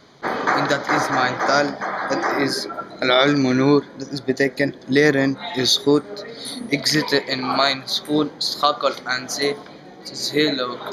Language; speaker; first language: Dutch; non-native, learner; Arabic